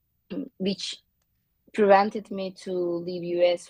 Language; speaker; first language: English; non-native, fluent; Turkish